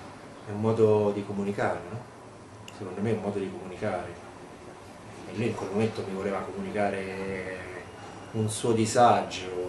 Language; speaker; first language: Italian; non-native, fluent; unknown